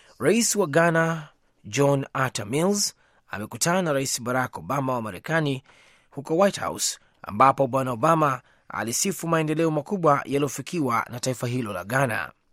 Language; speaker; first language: Swahili; native; Swahili